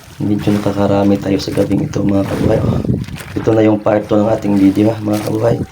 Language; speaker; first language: Filipino; non-native, local second language; Cebuano